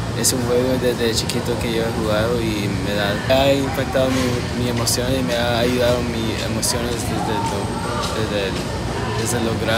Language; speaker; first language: Spanish; early bilingual, heritage; Spanish